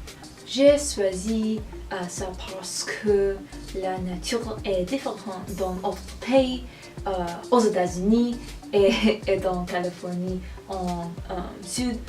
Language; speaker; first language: French; non-native, learner; English